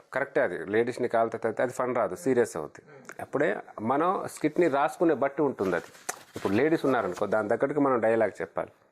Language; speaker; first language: Telugu; non-native, local second language; Lambadi